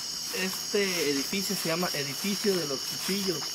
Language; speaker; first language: Spanish; native; Spanish